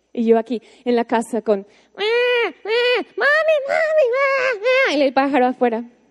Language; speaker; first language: Spanish; non-native, fluent; English